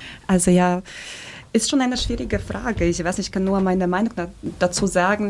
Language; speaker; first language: German; early bilingual, other home language; Polish